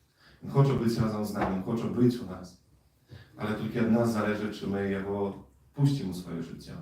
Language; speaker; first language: Polish; non-native, learner; Russian